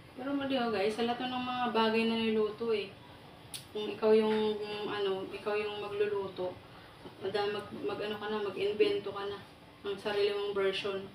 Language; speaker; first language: Filipino; non-native, local second language; Waray